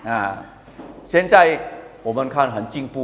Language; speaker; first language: Chinese; early bilingual, heritage; Chinese